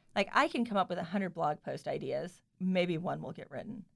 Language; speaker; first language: English; native; English